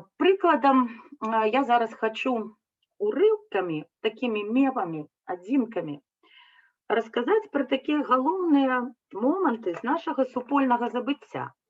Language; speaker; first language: Belarusian; native; Belarusian